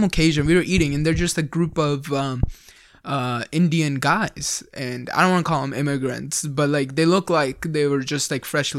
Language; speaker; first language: English; early bilingual, other home language; Punjabi